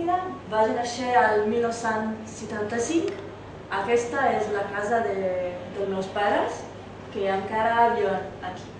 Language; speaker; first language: Catalan; non-native, learner; Italian